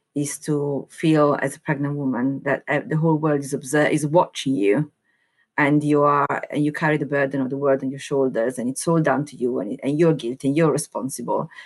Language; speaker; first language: English; non-native, fluent; Italian